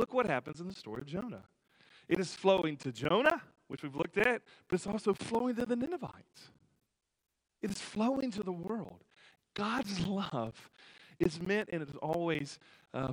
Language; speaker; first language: English; native; English